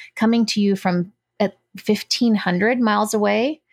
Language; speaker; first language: English; native; English